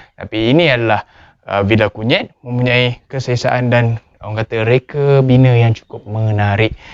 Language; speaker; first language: Malay; native; Malay